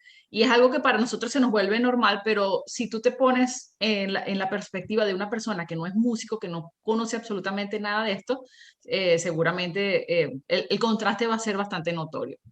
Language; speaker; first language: Spanish; native; Spanish